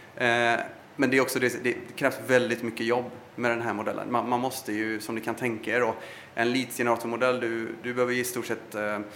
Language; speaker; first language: Swedish; early bilingual, other home language; Persian